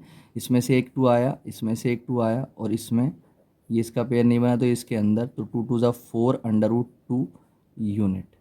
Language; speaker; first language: Hindi; native; Hindi